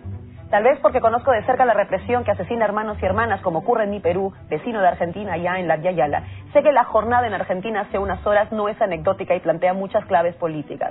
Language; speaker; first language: Spanish; native; Spanish